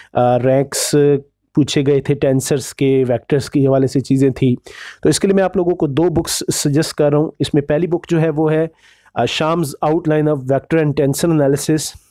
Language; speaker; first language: Urdu; native; Urdu